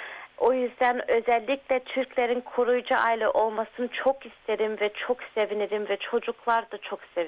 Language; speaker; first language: Turkish; early bilingual, heritage; Turkish